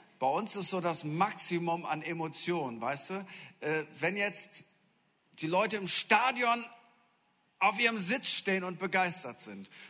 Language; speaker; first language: German; native; German